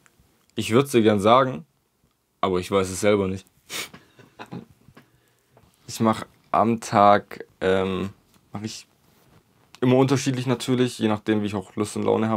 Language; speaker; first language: German; native; German